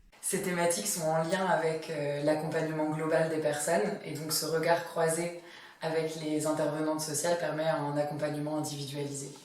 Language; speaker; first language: French; native; French